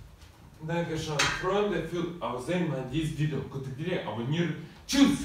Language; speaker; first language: German; non-native, learner; Russian